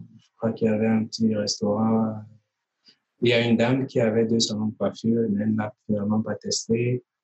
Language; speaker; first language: French; native; French